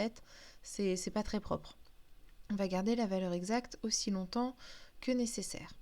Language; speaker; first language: French; native; French